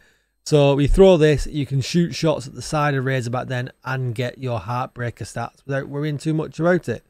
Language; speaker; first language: English; native; English